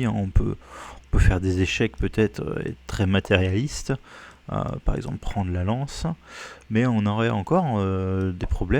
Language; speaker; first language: French; native; French